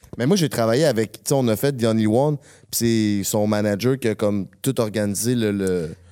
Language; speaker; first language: French; native; French